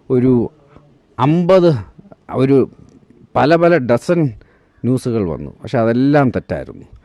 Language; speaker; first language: Malayalam; native; Malayalam